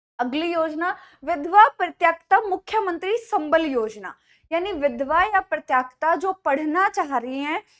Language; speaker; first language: Hindi; native; Hindi